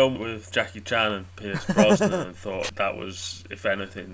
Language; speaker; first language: English; native; English